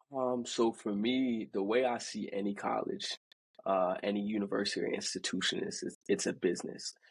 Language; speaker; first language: English; early bilingual, other home language; Haitian Creole